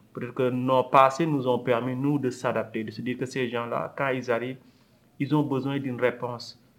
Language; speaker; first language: French; non-native, local second language; Wolof